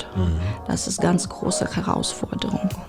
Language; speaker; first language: German; non-native, learner; Ukrainian